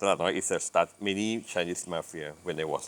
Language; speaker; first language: English; non-native, learner; Thai